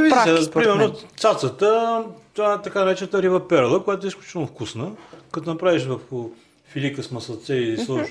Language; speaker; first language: Bulgarian; native; Bulgarian